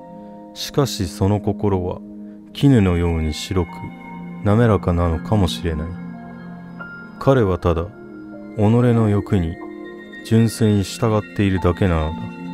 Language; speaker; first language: Japanese; native; Japanese